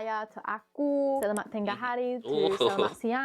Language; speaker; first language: Indonesian; non-native, learner; English